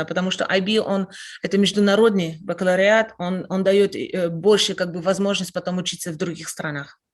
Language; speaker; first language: Russian; non-native, fluent; French